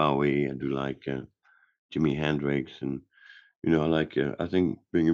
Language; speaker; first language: English; non-native, fluent; French